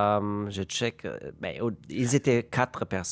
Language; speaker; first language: French; non-native, fluent; German